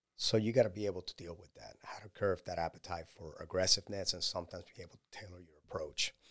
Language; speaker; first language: English; non-native, fluent; Spanish